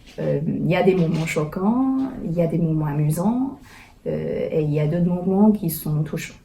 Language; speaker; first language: French; non-native, fluent; Chinese